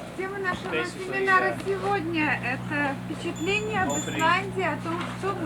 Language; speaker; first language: Russian; native; Russian